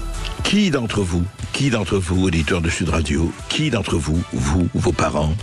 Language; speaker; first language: French; native; French